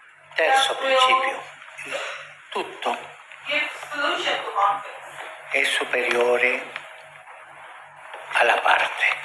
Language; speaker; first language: Italian; non-native, fluent; Spanish